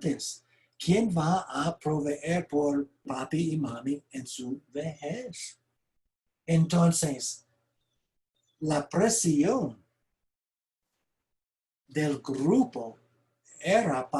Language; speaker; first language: Spanish; non-native, fluent; English